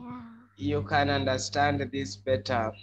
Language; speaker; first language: English; non-native, fluent; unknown